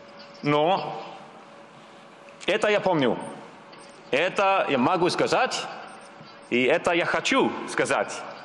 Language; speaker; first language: Russian; non-native, learner; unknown